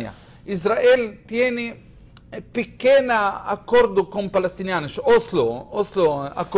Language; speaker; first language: Spanish; non-native, learner; Hebrew